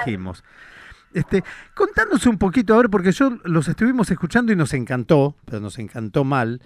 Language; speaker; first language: Spanish; native; Spanish